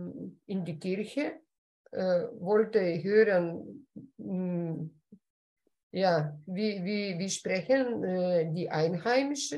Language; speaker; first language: German; non-native, fluent; Lithuanian